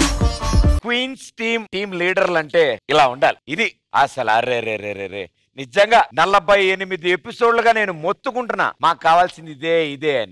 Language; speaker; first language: Telugu; native; Telugu